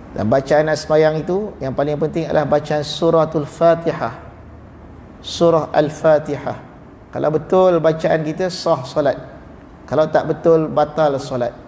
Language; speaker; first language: Malay; native; Malay